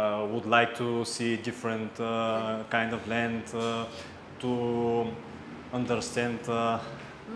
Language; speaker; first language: English; non-native, fluent; Bulgarian